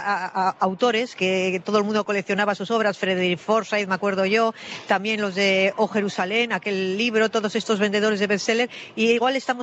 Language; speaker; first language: Spanish; native; Spanish